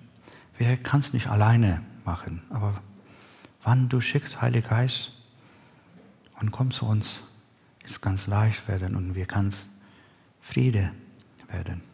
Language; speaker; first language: German; non-native, learner; Persian